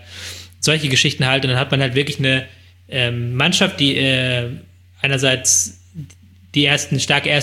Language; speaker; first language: German; native; German